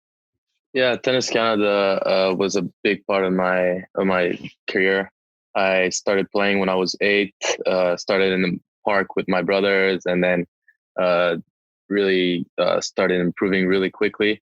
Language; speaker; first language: English; non-native, local second language; French